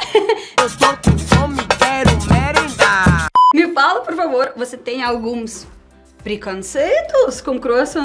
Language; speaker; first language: Portuguese; non-native, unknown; Russian